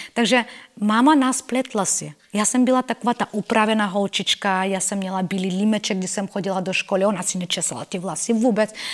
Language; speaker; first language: Czech; non-native, fluent; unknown